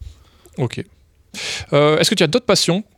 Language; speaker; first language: French; native; French